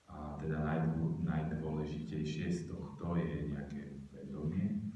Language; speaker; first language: Slovak; native; Slovak